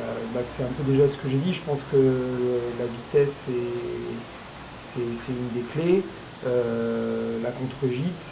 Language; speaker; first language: French; native; French